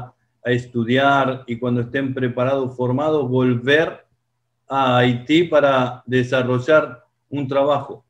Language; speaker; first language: Spanish; non-native, fluent; Portuguese